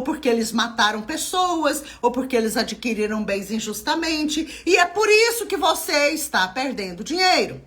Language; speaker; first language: Portuguese; native; Portuguese